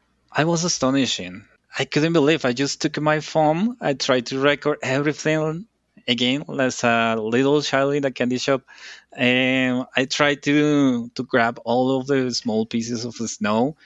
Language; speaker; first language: English; non-native, fluent; Spanish